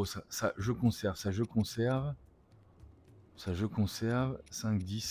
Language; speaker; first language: French; native; French